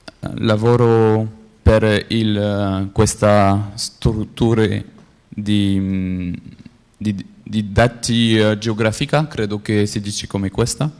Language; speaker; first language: Italian; non-native, learner; French